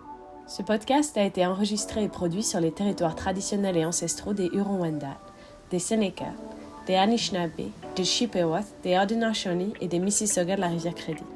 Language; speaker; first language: French; native; French